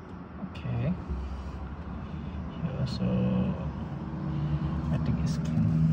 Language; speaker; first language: English; non-native, local second language; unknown